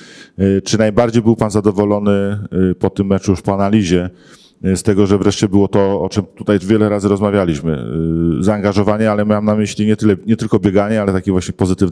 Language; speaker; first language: Polish; native; Polish